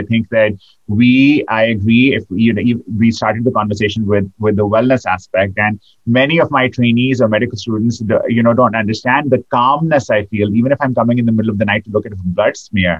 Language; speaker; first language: English; non-native, local second language; Urdu